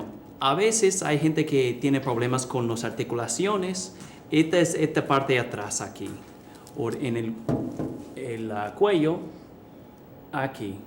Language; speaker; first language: Spanish; early bilingual, heritage; English